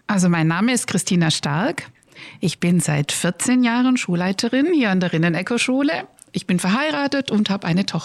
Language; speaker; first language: German; native; German